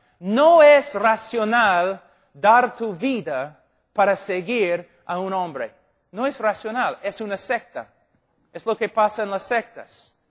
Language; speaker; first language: Spanish; non-native, fluent; English